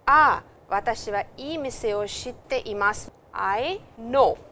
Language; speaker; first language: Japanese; non-native, fluent; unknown